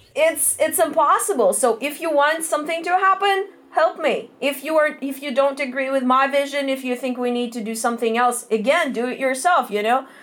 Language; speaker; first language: English; non-native, fluent; Russian